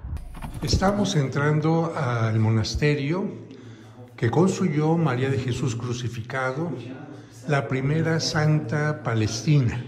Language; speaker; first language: Spanish; native; Spanish